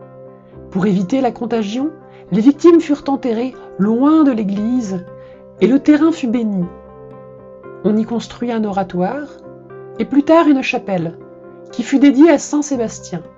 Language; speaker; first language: French; native; French